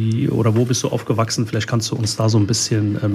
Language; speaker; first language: German; early bilingual, other home language; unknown